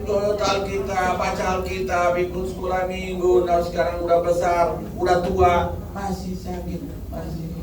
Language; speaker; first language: Indonesian; non-native, learner; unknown